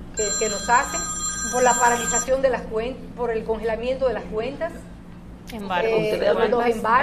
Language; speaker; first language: Spanish; native; Spanish